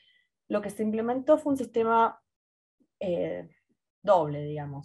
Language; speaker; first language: Spanish; native; Spanish